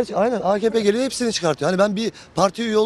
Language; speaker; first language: Turkish; native; Turkish